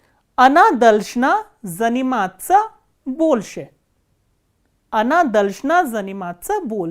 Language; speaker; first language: Russian; non-native, fluent; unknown